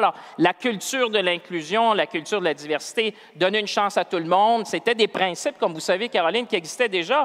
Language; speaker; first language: French; native; French